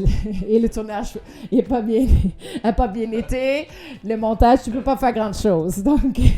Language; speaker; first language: French; non-native, fluent; Danish